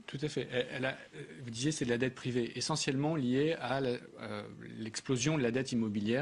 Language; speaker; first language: French; native; French